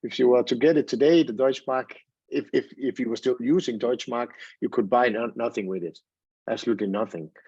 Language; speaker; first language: English; non-native, fluent; Danish